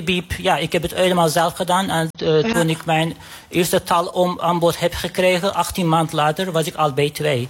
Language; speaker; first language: Dutch; non-native, fluent; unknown